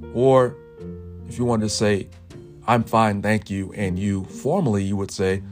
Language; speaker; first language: English; native; English